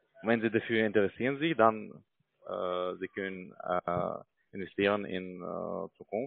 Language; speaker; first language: German; non-native, learner; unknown